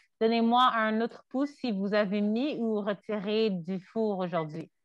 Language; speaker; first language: French; native; French